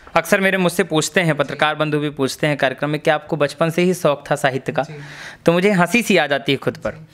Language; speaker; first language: Hindi; native; Hindi